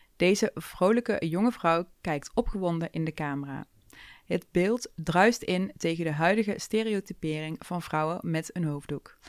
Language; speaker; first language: Dutch; early bilingual, other home language; Turkish